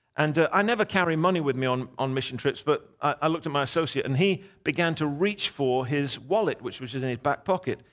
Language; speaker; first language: English; native; English